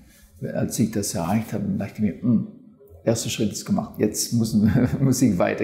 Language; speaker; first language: German; non-native, fluent; French